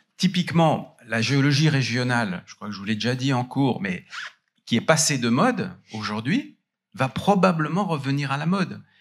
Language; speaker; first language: French; native; French